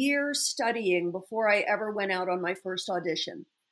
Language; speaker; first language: English; native; English